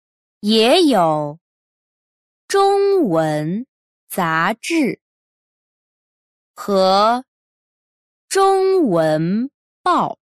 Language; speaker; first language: Chinese; non-native, learner; Russian